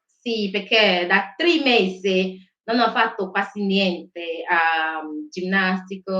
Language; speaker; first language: Italian; non-native, learner; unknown